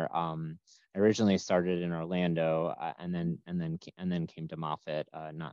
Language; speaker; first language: English; native; English